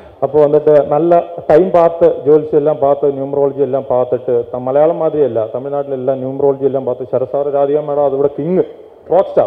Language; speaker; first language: Tamil; non-native, learner; Malayalam